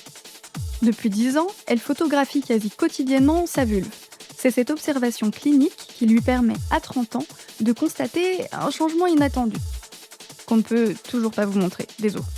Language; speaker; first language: French; native; French